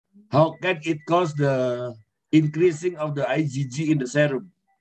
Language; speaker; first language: English; non-native, fluent; Indonesian